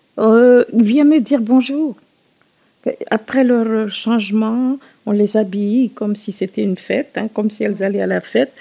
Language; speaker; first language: French; non-native, local second language; Susu